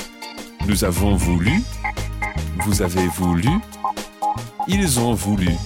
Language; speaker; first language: French; non-native, fluent; English